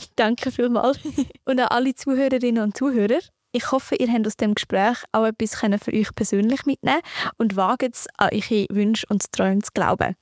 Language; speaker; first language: German; native; German